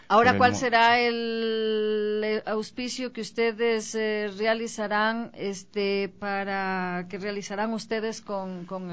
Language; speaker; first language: Spanish; native; Spanish